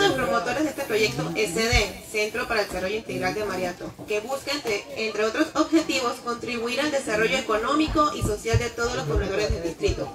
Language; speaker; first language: Spanish; native; Spanish